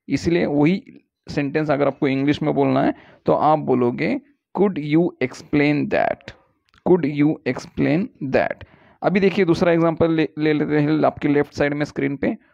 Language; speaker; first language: Hindi; native; Hindi